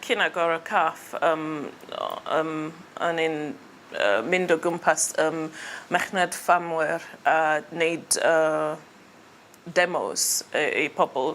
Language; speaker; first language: Welsh; non-native, learner; English